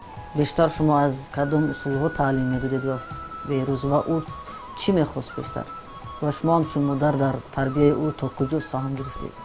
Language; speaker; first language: Persian; native; Persian